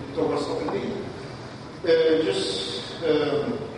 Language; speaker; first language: English; non-native, fluent; Spanish